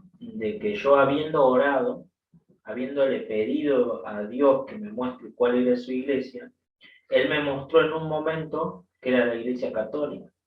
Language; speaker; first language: Spanish; native; Spanish